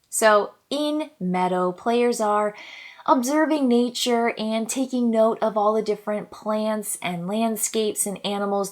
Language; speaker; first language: English; native; English